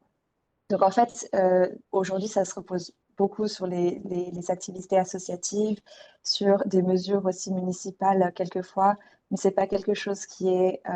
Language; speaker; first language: French; native; French